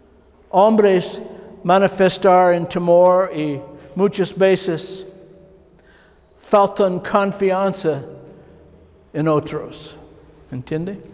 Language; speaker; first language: Spanish; non-native, learner; English